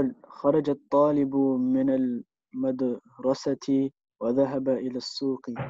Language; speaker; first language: Arabic; non-native, learner; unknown